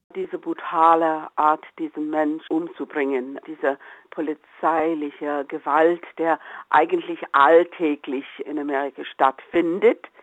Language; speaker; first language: German; non-native, fluent; English